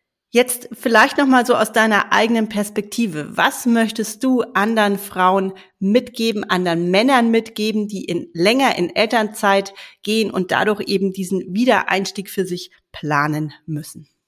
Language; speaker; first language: German; native; German